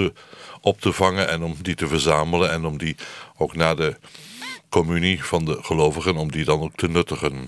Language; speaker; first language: Dutch; native; Dutch